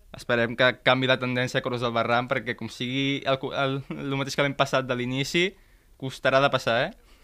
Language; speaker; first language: Catalan; native; Catalan